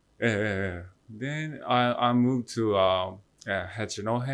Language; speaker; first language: English; non-native, learner; Japanese